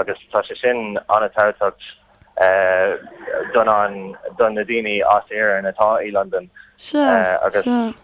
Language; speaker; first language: Irish; non-native, learner; English